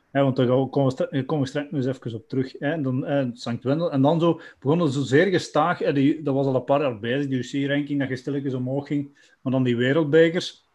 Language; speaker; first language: Dutch; native; Dutch